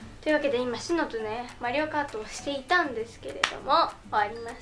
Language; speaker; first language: Japanese; native; Japanese